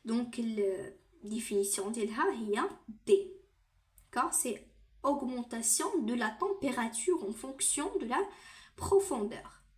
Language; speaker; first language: French; non-native, local second language; Arabic